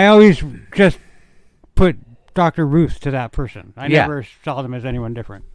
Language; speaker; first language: English; native; English